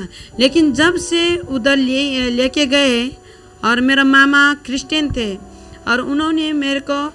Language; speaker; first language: Hindi; non-native, local second language; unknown